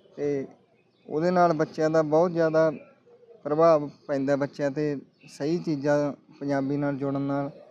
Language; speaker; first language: Punjabi; native; Punjabi